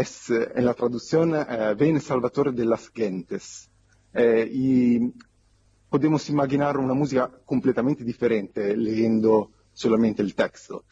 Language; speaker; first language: Spanish; non-native, fluent; Italian